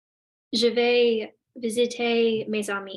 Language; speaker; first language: French; non-native, learner; English